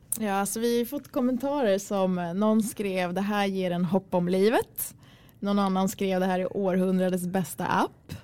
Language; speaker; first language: Swedish; early bilingual, other home language; Kurdish